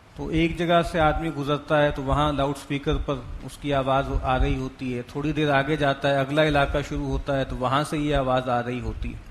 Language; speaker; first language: Urdu; non-native, local second language; Punjabi